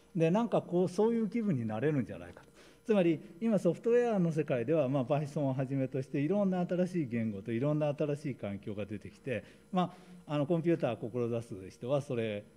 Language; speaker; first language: Japanese; native; Japanese